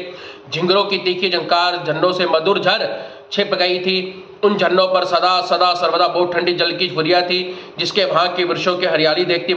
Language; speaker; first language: Hindi; native; Hindi